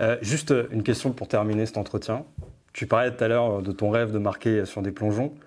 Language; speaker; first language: French; native; French